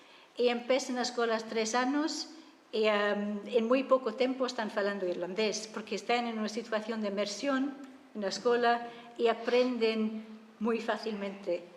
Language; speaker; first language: Galician; non-native, fluent; English